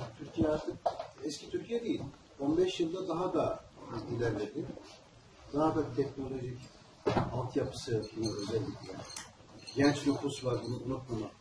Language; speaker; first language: Turkish; native; Turkish